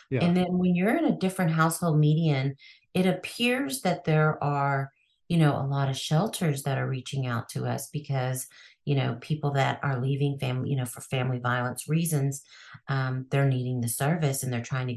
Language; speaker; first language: English; native; English